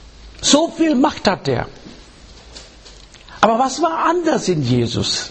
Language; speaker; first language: German; non-native, learner; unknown